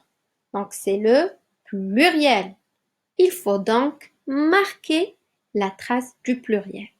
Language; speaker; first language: French; non-native, local second language; Arabic